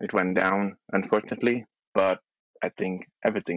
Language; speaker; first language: English; non-native, fluent; Dutch